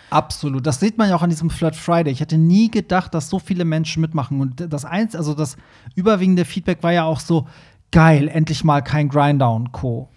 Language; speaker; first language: German; early bilingual, other home language; Persian